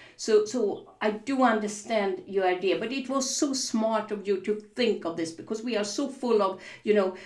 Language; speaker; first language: English; non-native, fluent; Swedish